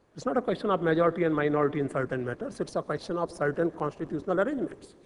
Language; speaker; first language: English; non-native, local second language; Hindi